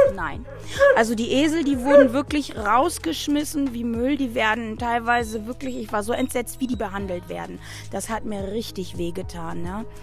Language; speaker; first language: German; native; German